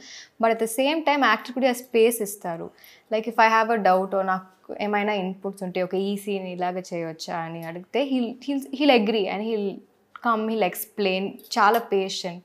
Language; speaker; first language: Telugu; non-native, local second language; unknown